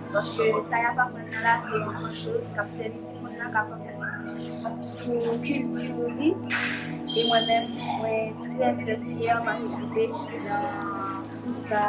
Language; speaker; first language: French; non-native, local second language; Haitian Creole